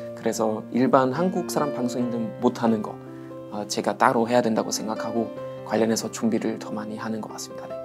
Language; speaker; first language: Korean; non-native, fluent; German